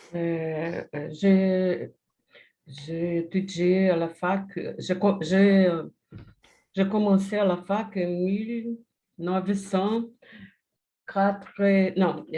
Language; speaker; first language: French; non-native, learner; Portuguese